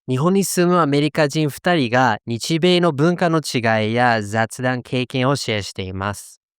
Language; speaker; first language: Japanese; non-native, fluent; English